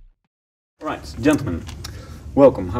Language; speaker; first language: English; native; English